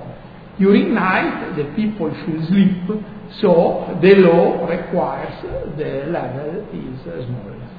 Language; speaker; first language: English; non-native, fluent; Italian